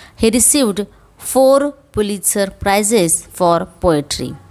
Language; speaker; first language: English; non-native, local second language; Marathi